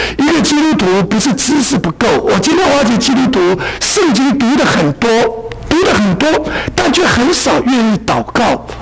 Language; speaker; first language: Chinese; native; Chinese